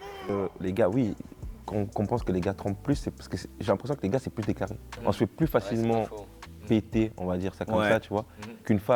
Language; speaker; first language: French; native; French